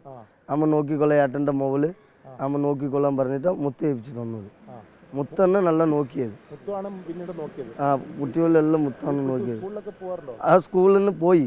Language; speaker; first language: Malayalam; non-native, local second language; Tamil